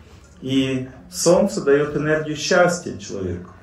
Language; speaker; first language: Russian; native; Russian